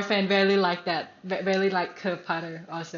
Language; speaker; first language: English; non-native, learner; Thai